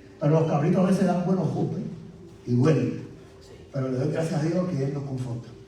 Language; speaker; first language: Spanish; native; Spanish